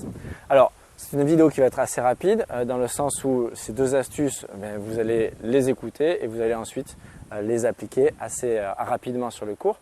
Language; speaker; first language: French; native; French